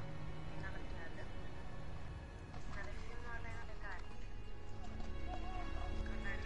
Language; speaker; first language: Greek; native; Greek